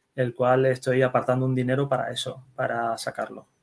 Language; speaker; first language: Spanish; early bilingual, other home language; Dutch